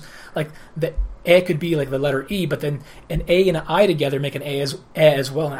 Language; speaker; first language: English; early bilingual, other home language; Greek